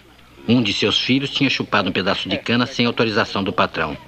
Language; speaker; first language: Portuguese; native; Portuguese